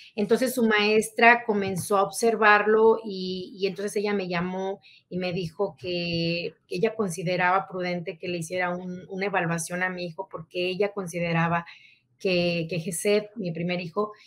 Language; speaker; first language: Spanish; native; Spanish